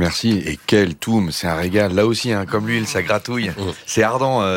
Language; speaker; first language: French; native; French